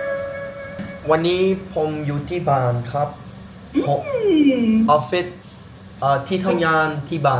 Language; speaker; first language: Thai; non-native, learner; Dutch